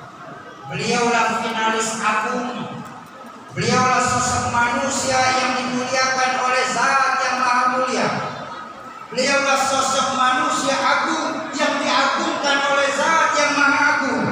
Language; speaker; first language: Indonesian; native; Indonesian